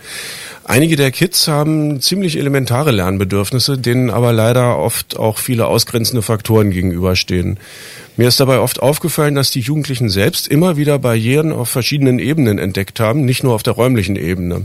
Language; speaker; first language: German; native; German